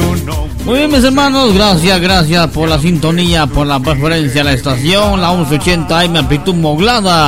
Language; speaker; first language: Spanish; native; Spanish